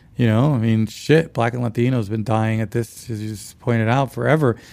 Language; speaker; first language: English; early bilingual, other home language; Spanish